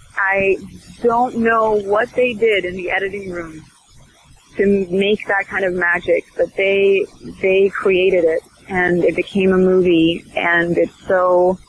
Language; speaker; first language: English; early bilingual, other home language; Swedish